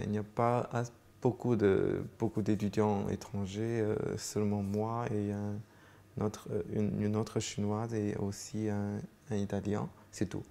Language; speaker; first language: French; non-native, fluent; Chinese